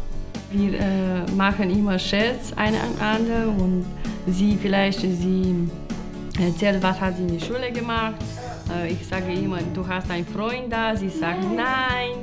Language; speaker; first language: German; non-native, learner; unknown